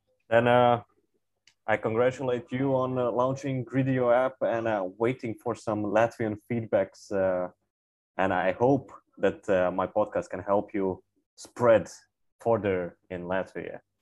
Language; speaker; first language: English; non-native, fluent; Latvian